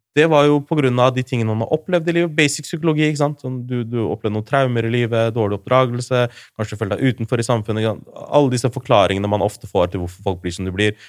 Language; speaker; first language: Norwegian; early bilingual, other home language; Urdu